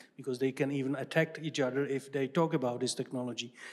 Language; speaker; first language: English; non-native, fluent; Czech